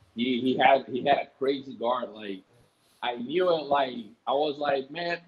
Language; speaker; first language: English; non-native, fluent; Portuguese